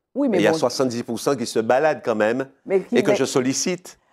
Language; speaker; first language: French; native; French